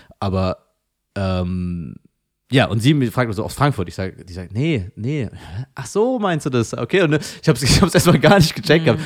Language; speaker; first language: German; early bilingual, other home language; Filipino